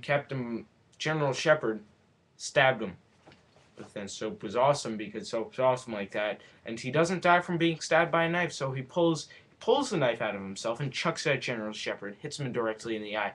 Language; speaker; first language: English; native; English